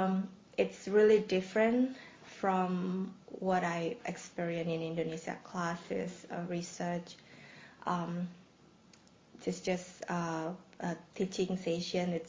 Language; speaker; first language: English; non-native, fluent; Indonesian